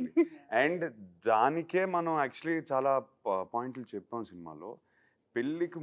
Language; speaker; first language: Telugu; native; Telugu